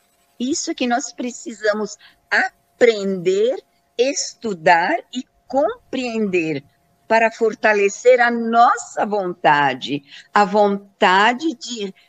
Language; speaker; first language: Portuguese; native; Portuguese